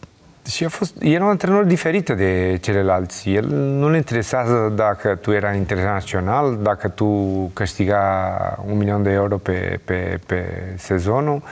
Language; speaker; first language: Romanian; non-native, learner; Portuguese